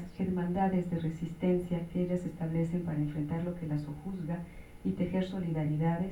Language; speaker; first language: Spanish; native; Spanish